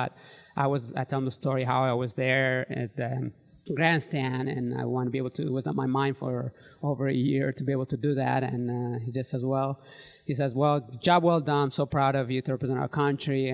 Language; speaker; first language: English; early bilingual, other home language; Tigrinya